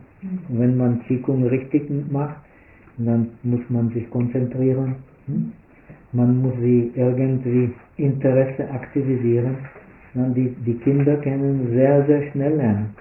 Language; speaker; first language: German; non-native, fluent; Czech